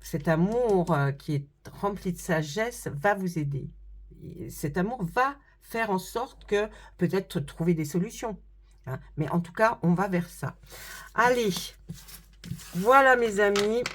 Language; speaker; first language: French; native; French